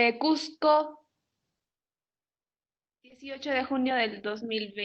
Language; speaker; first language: Spanish; native; Spanish